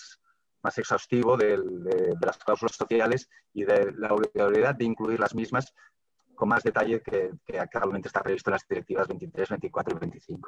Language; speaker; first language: Spanish; native; Spanish